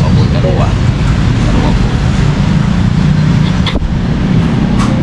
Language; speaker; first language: Filipino; non-native, local second language; Bikol